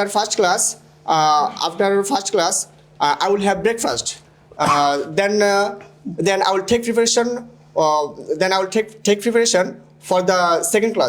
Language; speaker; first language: English; non-native, learner; Bangla